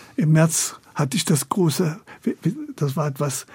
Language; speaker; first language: German; native; German